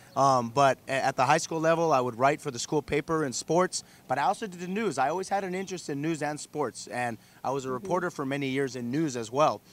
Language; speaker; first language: English; early bilingual, other home language; Spanish